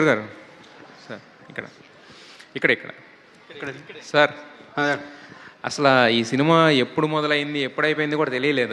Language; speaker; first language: Telugu; native; Telugu